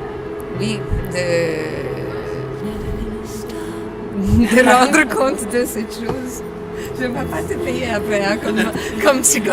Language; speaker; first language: French; non-native, fluent; Italian